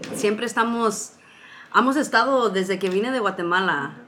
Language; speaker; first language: Spanish; early bilingual, heritage; Spanish